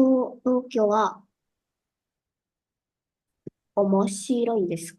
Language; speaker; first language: Japanese; non-native, learner; Indonesian